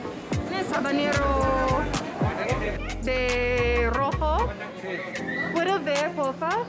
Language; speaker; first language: Spanish; non-native, learner; English